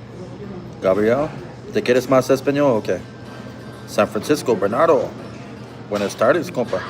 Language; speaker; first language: Spanish; non-native, learner; English